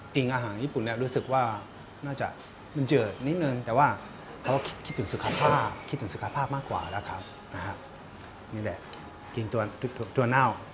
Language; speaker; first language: Thai; non-native, fluent; Japanese